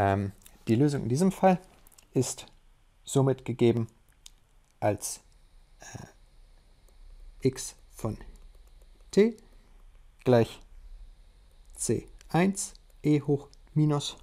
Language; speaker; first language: German; native; German